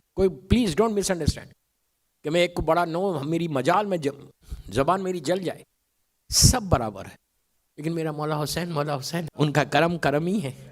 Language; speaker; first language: Urdu; native; Urdu